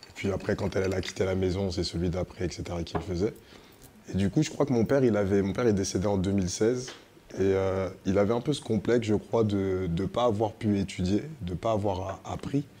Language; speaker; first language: French; early bilingual, other home language; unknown